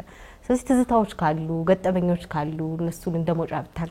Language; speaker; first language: Amharic; native; Amharic